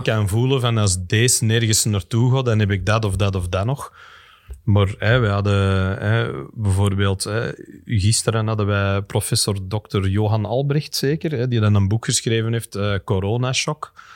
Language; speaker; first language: Dutch; non-native, local second language; English